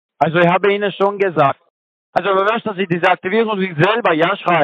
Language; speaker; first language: German; non-native, learner; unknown